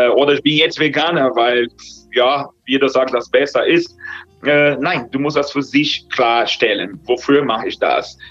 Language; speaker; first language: German; non-native, fluent; Portuguese